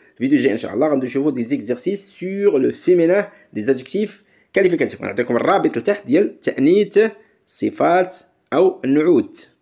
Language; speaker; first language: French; non-native, local second language; Arabic